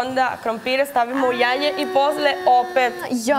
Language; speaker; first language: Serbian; non-native, learner; Spanish